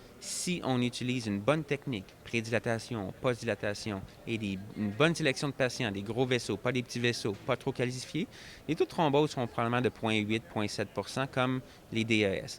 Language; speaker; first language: French; native; French